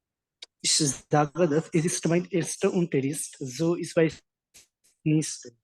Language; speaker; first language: German; non-native, learner; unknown